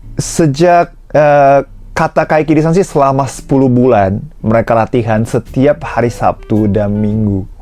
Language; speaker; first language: Indonesian; non-native, fluent; Japanese